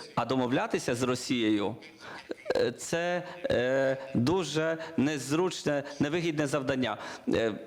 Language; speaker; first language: Ukrainian; non-native, learner; Polish